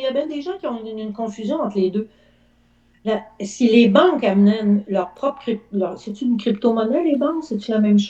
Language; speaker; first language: French; native; French